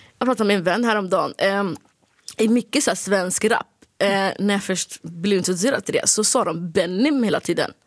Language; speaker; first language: Swedish; early bilingual, other home language; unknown